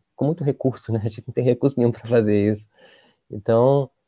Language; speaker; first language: Portuguese; native; Portuguese